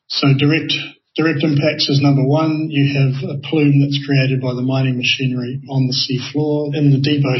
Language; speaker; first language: English; native; English